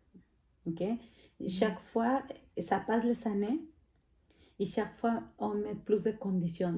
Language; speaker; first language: French; non-native, fluent; Spanish